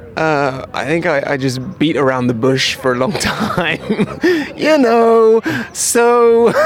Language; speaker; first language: English; native; English